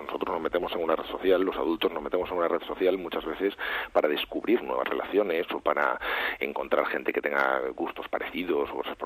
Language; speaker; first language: Spanish; native; Spanish